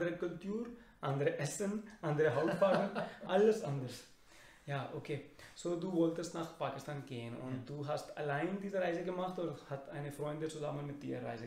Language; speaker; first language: German; non-native, learner; Urdu